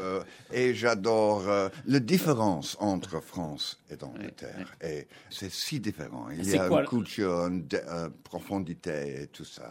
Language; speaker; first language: French; non-native, learner; English